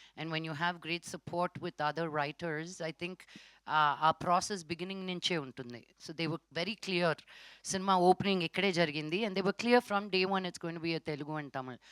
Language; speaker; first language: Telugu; native; Telugu